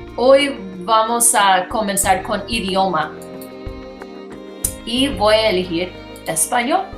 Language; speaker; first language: Spanish; non-native, fluent; English